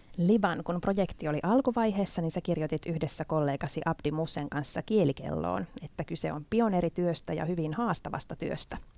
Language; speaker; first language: Finnish; native; Finnish